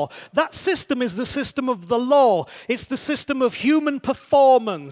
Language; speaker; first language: English; native; English